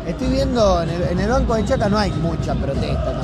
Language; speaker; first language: Spanish; native; Spanish